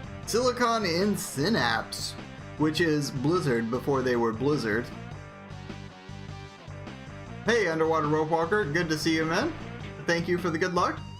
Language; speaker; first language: English; native; English